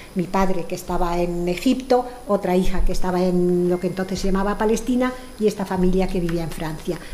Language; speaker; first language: Spanish; early bilingual, other home language; French